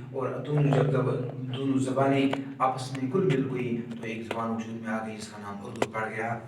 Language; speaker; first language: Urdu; non-native, local second language; Kashmiri